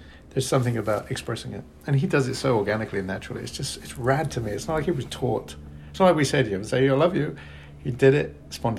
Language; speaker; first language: English; native; English